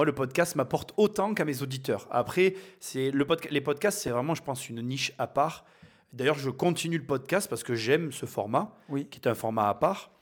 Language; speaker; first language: French; native; French